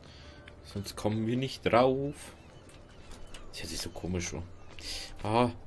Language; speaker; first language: German; native; German